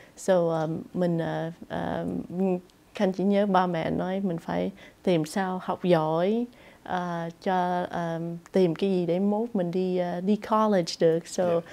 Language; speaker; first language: Vietnamese; early bilingual, heritage; Vietnamese